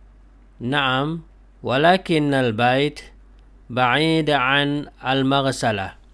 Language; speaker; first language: Arabic; non-native, fluent; Malay